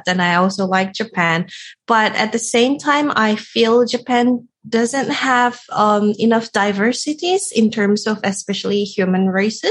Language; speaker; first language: English; non-native, fluent; Japanese